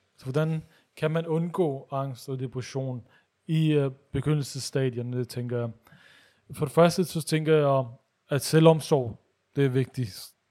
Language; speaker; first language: Danish; early bilingual, other home language; Urdu